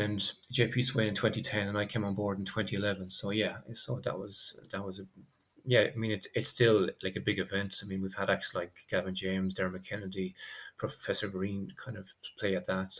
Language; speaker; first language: English; native; English